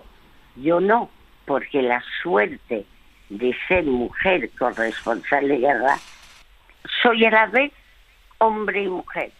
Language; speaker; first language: Spanish; early bilingual, other home language; French